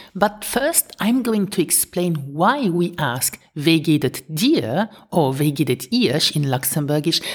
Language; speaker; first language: English; non-native, fluent; Luxembourgish